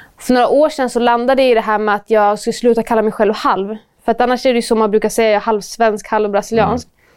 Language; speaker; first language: Swedish; native; Swedish